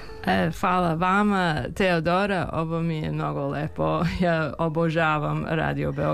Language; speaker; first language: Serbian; early bilingual, heritage; Serbian